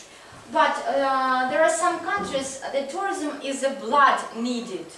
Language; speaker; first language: English; non-native, fluent; Russian